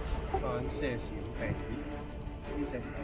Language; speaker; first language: Chinese; native; Chinese